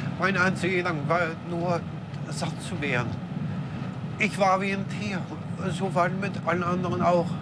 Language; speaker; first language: German; non-native, fluent; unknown